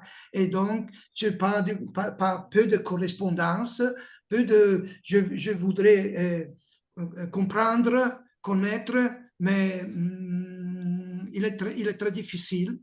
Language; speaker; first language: French; non-native, learner; Italian